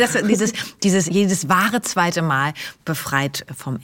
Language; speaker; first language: German; native; German